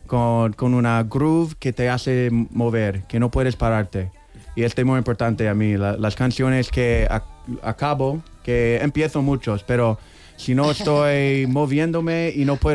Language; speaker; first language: Spanish; non-native, learner; English